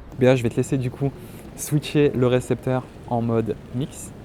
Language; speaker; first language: French; native; French